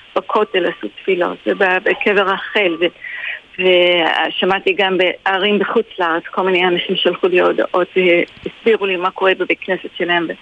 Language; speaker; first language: Hebrew; non-native, fluent; English